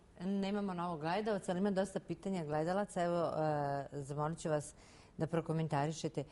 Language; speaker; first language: Bosnian; native; Bosnian